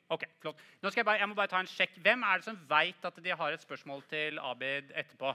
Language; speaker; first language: Norwegian; native; Norwegian